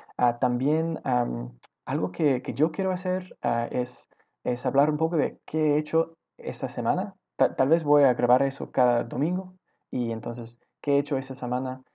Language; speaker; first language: Spanish; non-native, learner; English